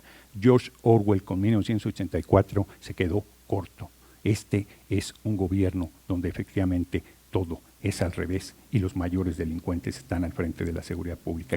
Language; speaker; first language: Spanish; native; Spanish